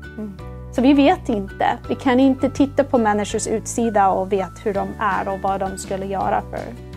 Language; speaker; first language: Swedish; non-native, fluent; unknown